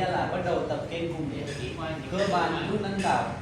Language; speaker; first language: Vietnamese; non-native, learner; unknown